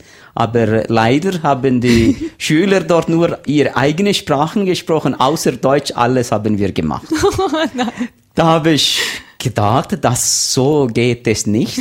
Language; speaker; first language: German; non-native, learner; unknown